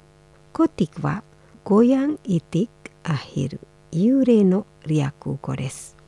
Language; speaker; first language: Japanese; non-native, fluent; Indonesian